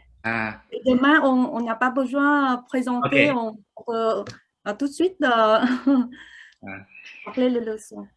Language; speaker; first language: French; non-native, learner; Vietnamese